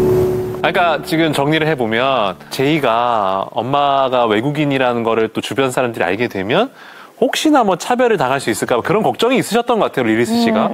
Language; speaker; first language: Korean; non-native, fluent; Indonesian